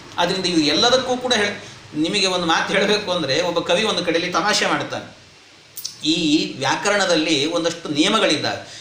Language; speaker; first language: Kannada; native; Kannada